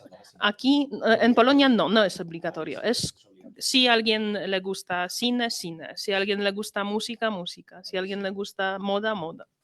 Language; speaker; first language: Spanish; non-native, fluent; Polish